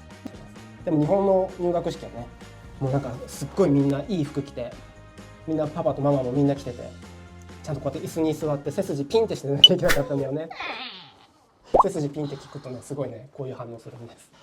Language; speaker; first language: Japanese; native; Japanese